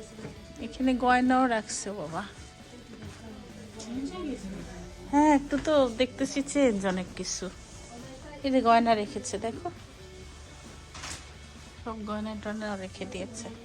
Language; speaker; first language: Bangla; early bilingual, heritage; Bangla